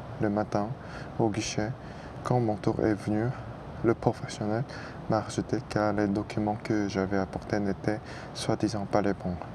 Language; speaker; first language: French; non-native, fluent; Korean